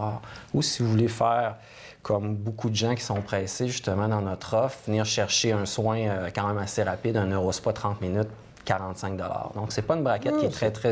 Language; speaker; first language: French; native; French